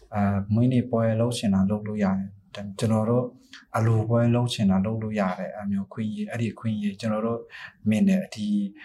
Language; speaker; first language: Burmese; non-native, local second language; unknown